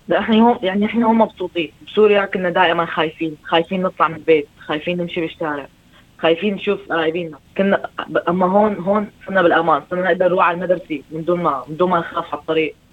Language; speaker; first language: Arabic; native; Arabic